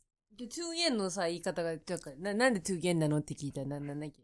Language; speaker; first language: Japanese; native; Japanese